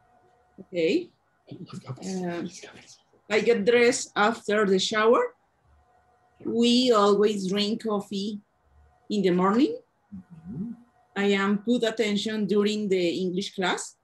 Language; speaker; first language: English; non-native, learner; Spanish